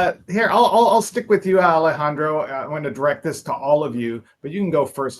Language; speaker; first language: English; native; English